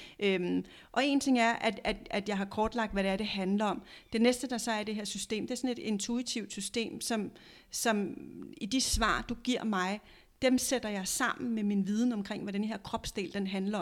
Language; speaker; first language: Danish; native; Danish